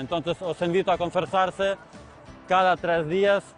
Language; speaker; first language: Spanish; non-native, fluent; Ukrainian